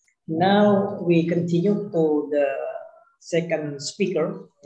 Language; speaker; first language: English; non-native, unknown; Indonesian